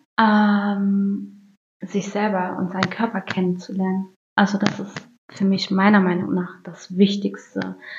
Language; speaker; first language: German; early bilingual, other home language; Turkish